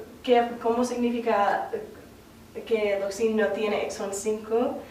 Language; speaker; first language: Spanish; non-native, learner; English